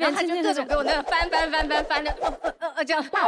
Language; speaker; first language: Chinese; native; Chinese